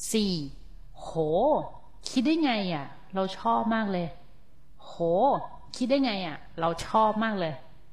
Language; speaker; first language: Thai; native; Thai